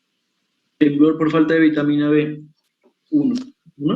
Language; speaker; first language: Spanish; native; Spanish